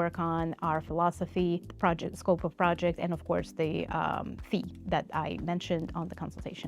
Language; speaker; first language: English; non-native, fluent; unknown